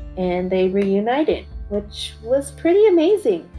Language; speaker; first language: English; early bilingual, other home language; Korean